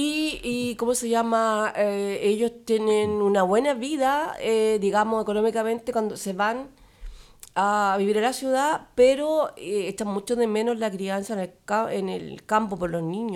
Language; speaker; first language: Spanish; native; Spanish